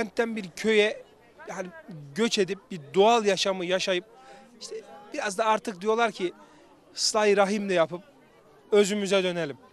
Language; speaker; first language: Turkish; native; Turkish